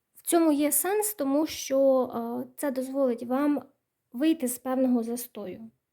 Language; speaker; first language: Ukrainian; non-native, local second language; Russian